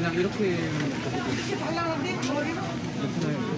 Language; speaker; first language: Korean; non-native, learner; Vietnamese